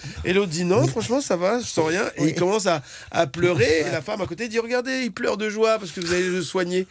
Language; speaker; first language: French; native; French